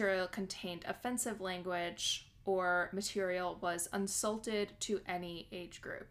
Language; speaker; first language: English; native; English